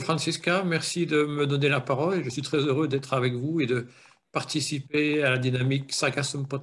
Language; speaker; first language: French; native; French